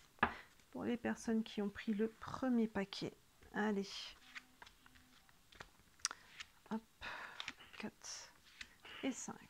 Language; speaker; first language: French; native; French